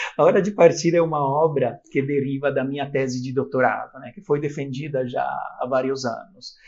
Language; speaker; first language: Portuguese; non-native, fluent; Italian